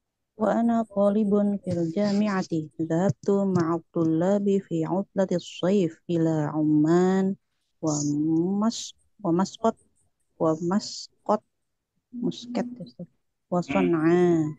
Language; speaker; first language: Arabic; non-native, learner; Indonesian